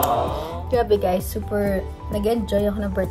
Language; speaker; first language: Filipino; native; Filipino